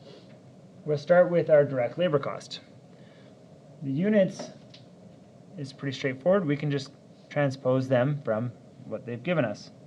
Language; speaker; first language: English; native; English